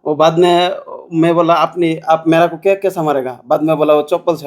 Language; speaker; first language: Hindi; non-native, learner; Bangla